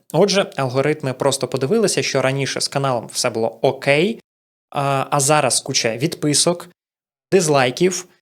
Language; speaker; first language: Ukrainian; non-native, local second language; Russian